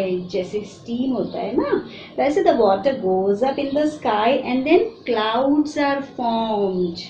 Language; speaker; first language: English; non-native, local second language; Hindi